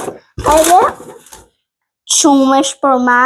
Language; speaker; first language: Albanian; early bilingual, heritage; Albanian